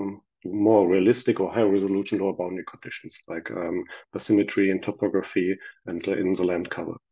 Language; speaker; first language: English; non-native, fluent; German